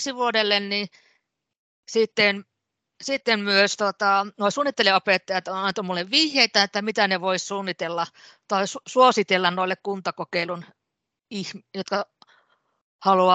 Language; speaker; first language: Finnish; native; Finnish